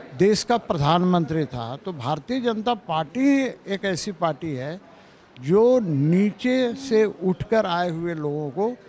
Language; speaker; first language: Hindi; native; Hindi